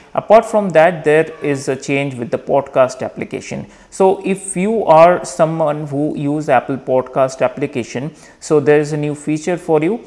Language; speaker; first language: English; non-native, local second language; Hindi